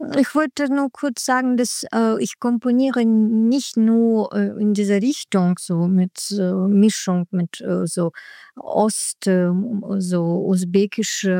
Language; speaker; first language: German; non-native, learner; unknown